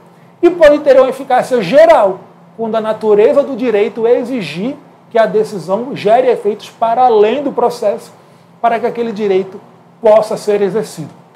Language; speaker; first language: Portuguese; native; Portuguese